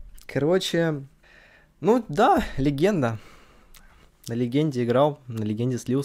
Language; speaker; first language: Russian; native; Russian